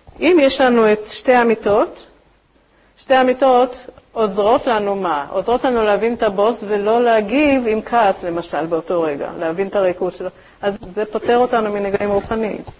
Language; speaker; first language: Hebrew; native; Hebrew